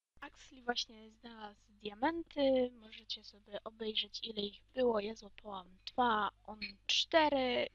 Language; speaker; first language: Polish; native; Polish